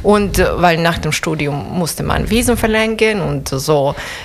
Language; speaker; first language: German; non-native, fluent; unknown